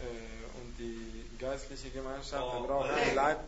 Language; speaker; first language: German; non-native, learner; Hungarian